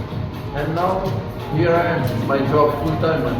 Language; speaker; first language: English; non-native, learner; Kabuverdianu